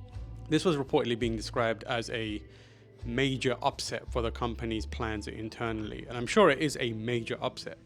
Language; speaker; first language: English; native; English